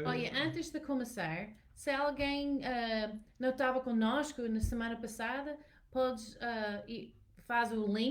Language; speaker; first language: Portuguese; non-native, learner; English